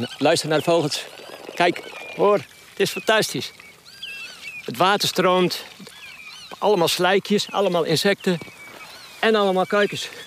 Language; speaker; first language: Dutch; non-native, local second language; Western Frisian